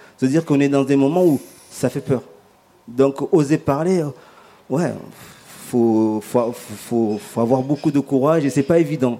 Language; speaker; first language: French; early bilingual, other home language; Ngazidja Comorian